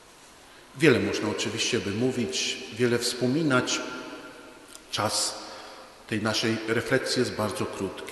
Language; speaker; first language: Polish; native; Polish